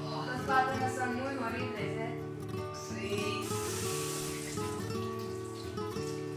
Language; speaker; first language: Spanish; non-native, learner; English